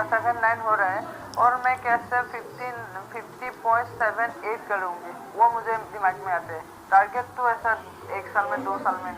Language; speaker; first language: Hindi; non-native, local second language; Assamese